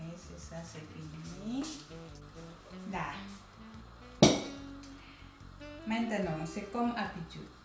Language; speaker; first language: French; non-native, learner; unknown